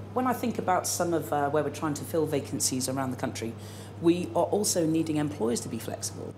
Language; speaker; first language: English; native; English